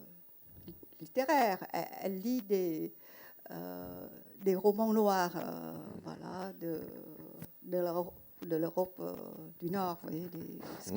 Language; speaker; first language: French; non-native, fluent; Vietnamese